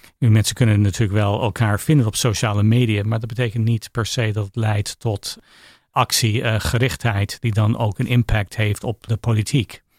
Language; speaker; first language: Dutch; non-native, fluent; English